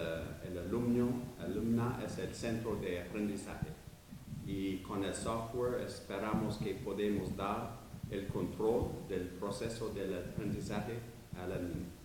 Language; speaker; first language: Spanish; non-native, learner; English